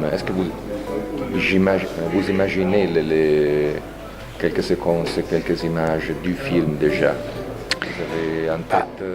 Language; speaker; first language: French; non-native, fluent; Italian